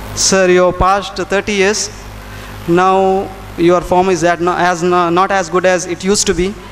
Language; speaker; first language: English; non-native, local second language; Kannada